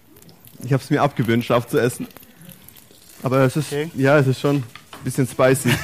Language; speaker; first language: German; native; German